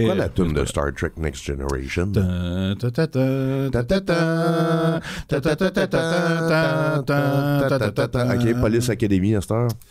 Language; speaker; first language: French; native; French